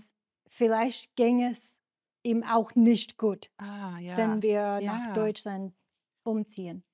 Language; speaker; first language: German; non-native, learner; English